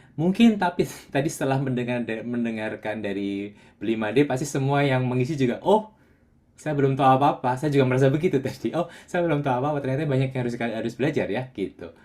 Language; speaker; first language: Indonesian; non-native, local second language; Javanese